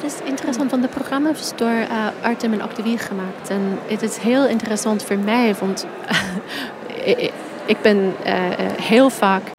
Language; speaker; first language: Dutch; non-native, fluent; English